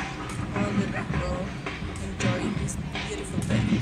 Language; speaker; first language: English; non-native, fluent; Spanish